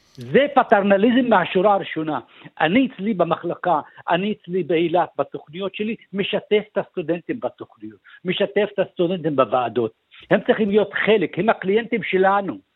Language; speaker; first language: Hebrew; non-native, local second language; Arabic